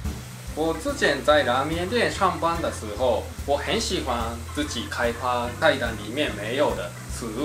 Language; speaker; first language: Chinese; non-native, fluent; Japanese